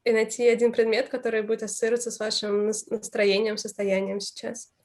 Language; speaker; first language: Russian; native; Russian